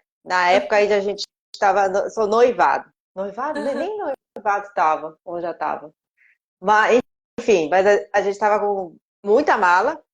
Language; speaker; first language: Portuguese; non-native, fluent; Japanese